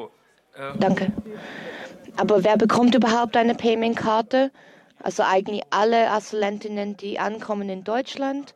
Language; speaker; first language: German; non-native, learner; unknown